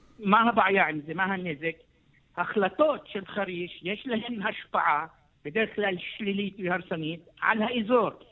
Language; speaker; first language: Hebrew; non-native, local second language; Arabic